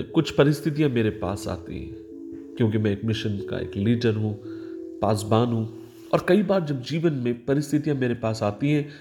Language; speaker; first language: Hindi; non-native, local second language; Marathi